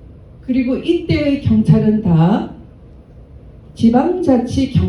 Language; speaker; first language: Korean; native; Korean